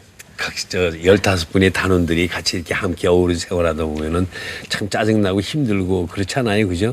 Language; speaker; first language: Korean; native; Korean